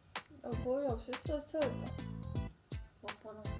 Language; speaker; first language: Korean; non-native, fluent; Chinese